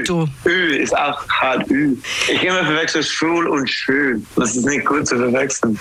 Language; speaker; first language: German; non-native, learner; English